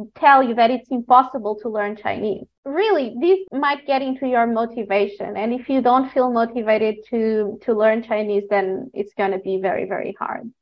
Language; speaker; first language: English; non-native, fluent; Portuguese